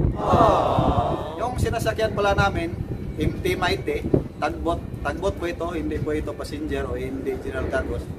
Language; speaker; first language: Filipino; non-native, local second language; Cebuano